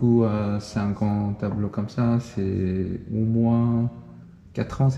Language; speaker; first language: French; non-native, learner; Korean